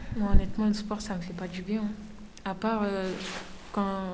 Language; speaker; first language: French; native; French